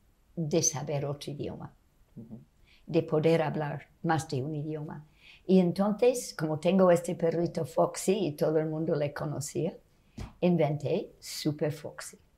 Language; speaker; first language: Spanish; non-native, fluent; English